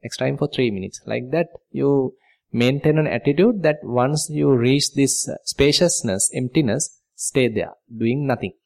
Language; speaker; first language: English; non-native, local second language; Sinhala